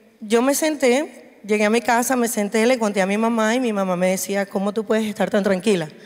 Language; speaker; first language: Spanish; native; Spanish